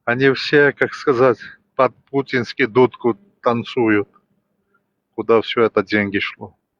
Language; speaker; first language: Russian; non-native, fluent; Georgian